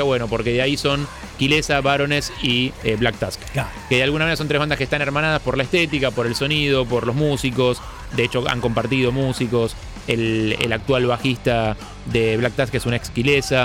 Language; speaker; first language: Spanish; native; Spanish